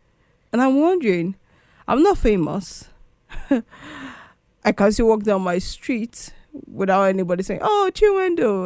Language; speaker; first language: English; non-native, local second language; Igbo